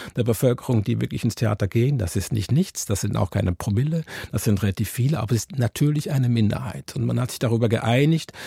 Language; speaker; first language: German; native; German